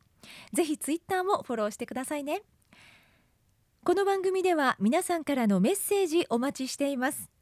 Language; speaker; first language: Japanese; native; Japanese